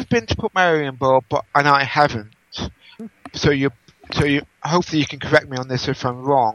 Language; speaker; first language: English; native; English